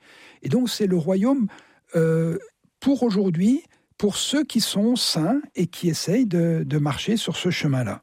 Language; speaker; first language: French; native; French